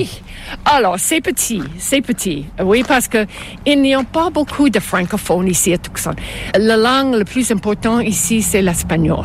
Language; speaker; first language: French; non-native, fluent; English